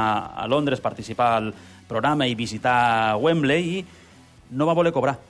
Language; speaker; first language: Catalan; native; Catalan